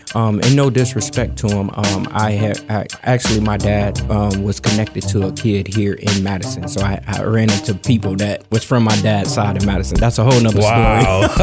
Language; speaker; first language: English; native; English